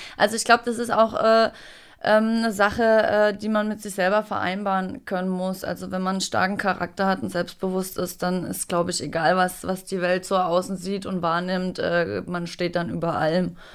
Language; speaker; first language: German; native; German